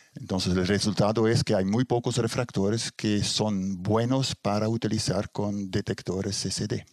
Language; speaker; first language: Spanish; non-native, fluent; Dutch